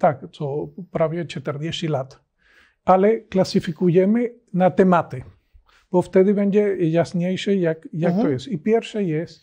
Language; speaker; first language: Polish; non-native, learner; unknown